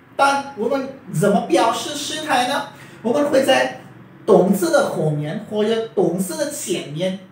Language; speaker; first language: Chinese; non-native, fluent; Urdu